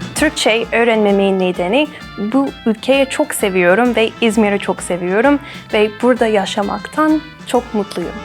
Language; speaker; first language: Turkish; non-native, learner; English